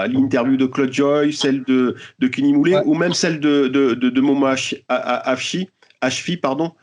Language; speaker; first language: French; native; French